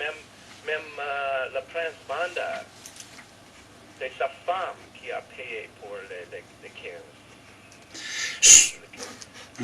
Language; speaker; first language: French; non-native, fluent; English